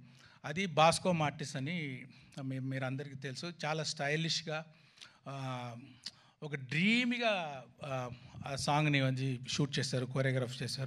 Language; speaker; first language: Telugu; non-native, learner; Tamil